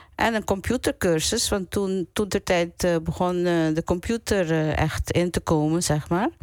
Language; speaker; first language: Dutch; non-native, local second language; Papiamento